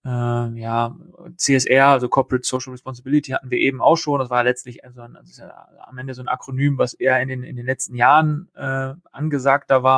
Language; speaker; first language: German; native; German